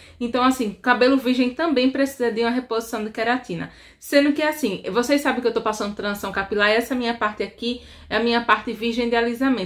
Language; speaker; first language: Portuguese; native; Portuguese